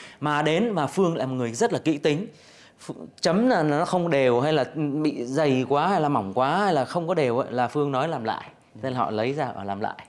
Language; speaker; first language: Vietnamese; native; Vietnamese